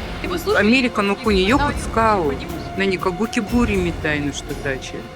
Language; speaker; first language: Japanese; non-native, learner; Russian